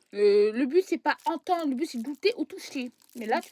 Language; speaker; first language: French; native; French